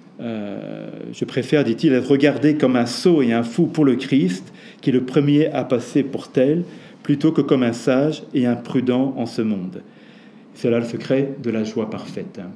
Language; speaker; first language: French; native; French